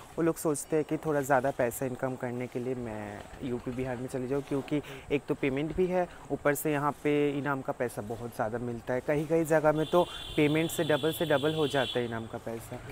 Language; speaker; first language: Hindi; non-native, local second language; Bangla